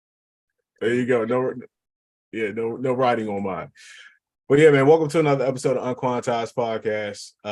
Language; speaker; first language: English; native; English